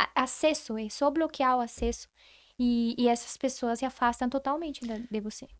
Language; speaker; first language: Portuguese; non-native, fluent; Spanish